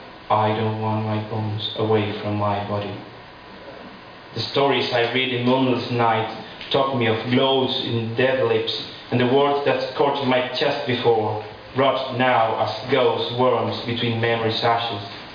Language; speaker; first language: English; non-native, fluent; Spanish